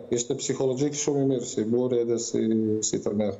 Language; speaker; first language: Albanian; non-native, learner; Croatian